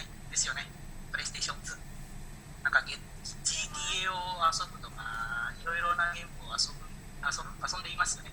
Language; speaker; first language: Japanese; non-native, learner; Indonesian